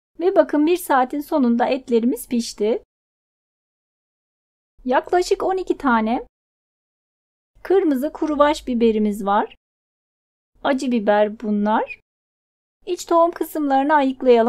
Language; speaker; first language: Turkish; native; Turkish